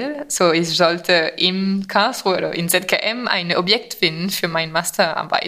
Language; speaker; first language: German; non-native, fluent; French